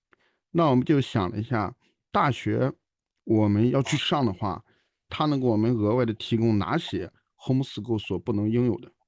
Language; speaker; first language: Chinese; native; Chinese